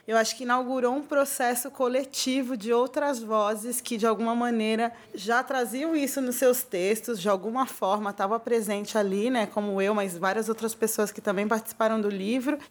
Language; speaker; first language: Portuguese; native; Portuguese